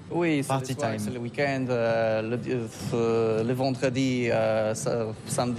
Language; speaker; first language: French; non-native, learner; Polish